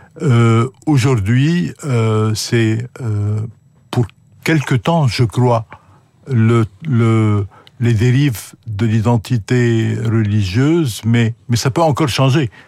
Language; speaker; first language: French; non-native, local second language; Arabic